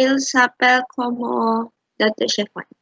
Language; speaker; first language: French; non-native, learner; Malay